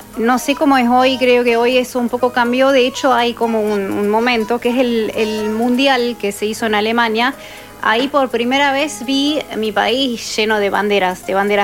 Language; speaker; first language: Spanish; non-native, fluent; German